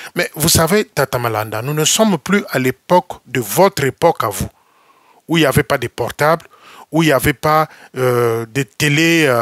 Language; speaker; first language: French; non-native, local second language; Lingala